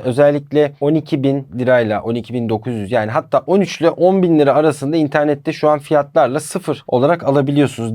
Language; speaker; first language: Turkish; native; Turkish